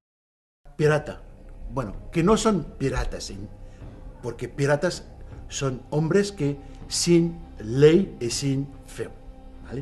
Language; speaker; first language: Spanish; non-native, fluent; Arabic